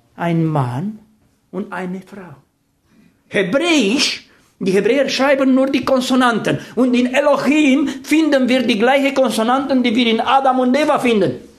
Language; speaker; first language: German; non-native, fluent; Romanian